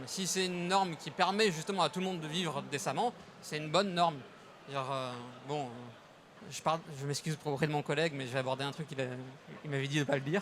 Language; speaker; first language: French; native; French